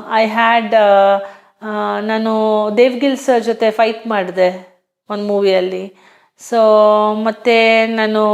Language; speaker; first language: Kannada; non-native, local second language; Hindi